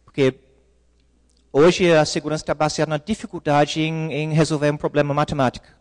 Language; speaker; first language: Portuguese; non-native, fluent; English